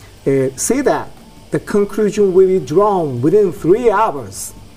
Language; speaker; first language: English; non-native, fluent; Japanese